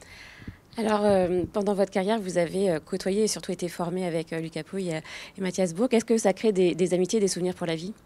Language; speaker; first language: French; native; French